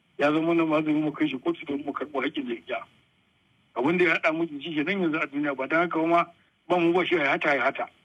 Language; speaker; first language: Hausa; native; Hausa